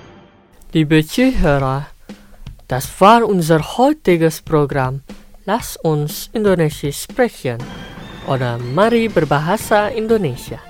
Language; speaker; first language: German; non-native, fluent; Indonesian